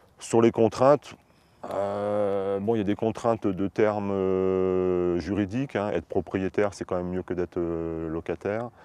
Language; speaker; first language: French; native; French